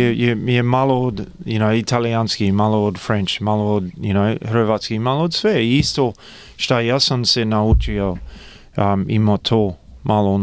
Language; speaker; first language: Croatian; early bilingual, heritage; Croatian